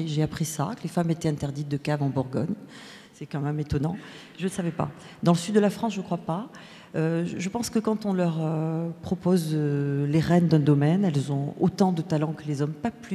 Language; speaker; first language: French; native; French